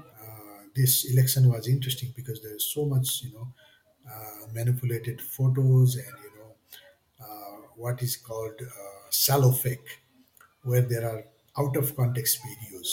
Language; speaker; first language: English; non-native, local second language; Nepali